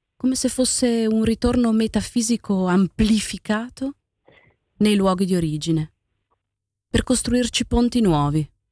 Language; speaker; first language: Italian; native; Italian